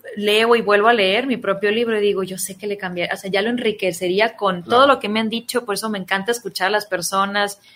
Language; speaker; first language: Spanish; native; Spanish